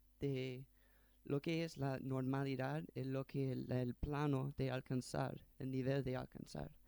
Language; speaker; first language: Spanish; non-native, fluent; English